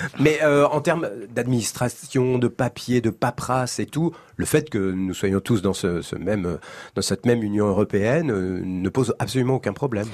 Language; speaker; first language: French; native; French